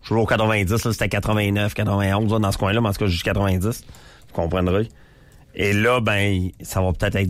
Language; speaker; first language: French; native; French